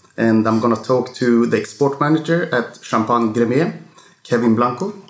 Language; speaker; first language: English; non-native, fluent; Swedish